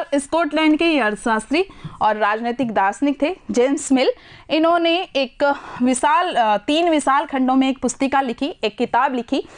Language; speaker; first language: Hindi; native; Hindi